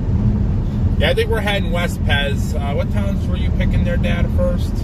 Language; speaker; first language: English; native; English